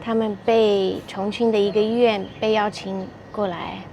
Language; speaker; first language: Chinese; non-native, fluent; English